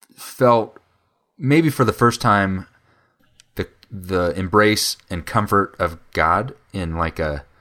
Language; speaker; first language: English; native; English